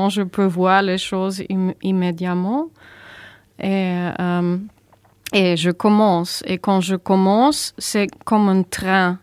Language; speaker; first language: French; non-native, learner; German